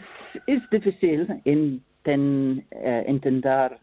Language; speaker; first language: Spanish; non-native, learner; English